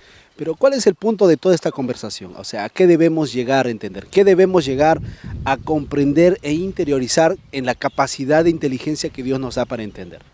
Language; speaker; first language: Spanish; native; Spanish